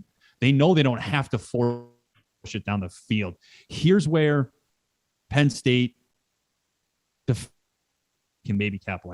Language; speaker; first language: English; native; English